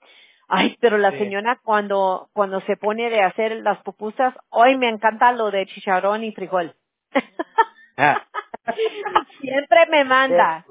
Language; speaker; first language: Spanish; early bilingual, heritage; English